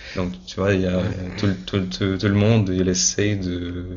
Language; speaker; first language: French; non-native, fluent; Russian